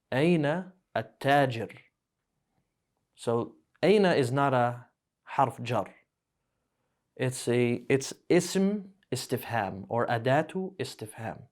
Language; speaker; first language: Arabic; non-native, fluent; English